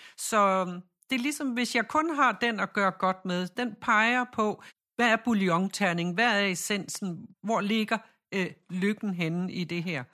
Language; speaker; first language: Danish; native; Danish